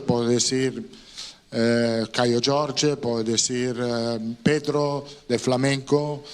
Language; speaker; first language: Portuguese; non-native, learner; Italian